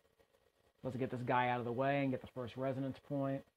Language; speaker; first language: English; native; English